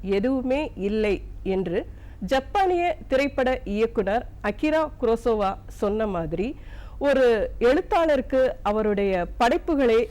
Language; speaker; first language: Tamil; native; Tamil